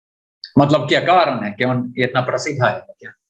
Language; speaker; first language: Hindi; non-native, learner; Finnish